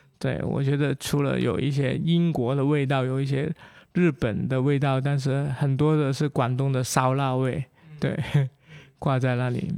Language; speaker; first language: Chinese; non-native, local second language; Cantonese